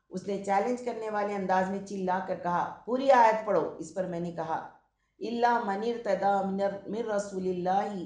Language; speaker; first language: Urdu; native; Urdu